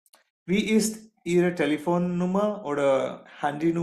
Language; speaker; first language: German; non-native, fluent; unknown